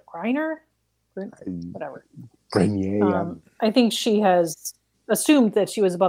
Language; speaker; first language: English; native; English